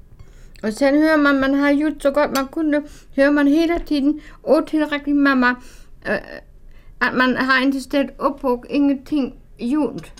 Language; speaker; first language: Swedish; non-native, fluent; German